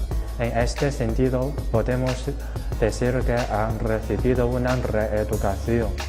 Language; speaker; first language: Spanish; non-native, learner; Chinese